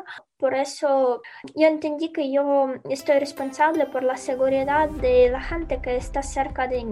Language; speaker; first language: Spanish; non-native, fluent; Ukrainian